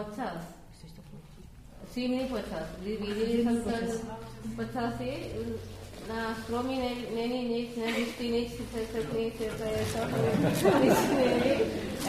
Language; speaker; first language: Czech; non-native, learner; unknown